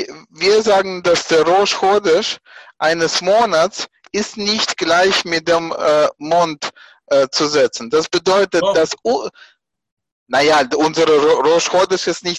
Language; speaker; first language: German; non-native, fluent; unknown